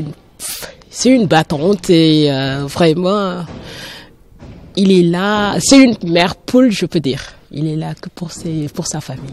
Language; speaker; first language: French; non-native, local second language; Wolof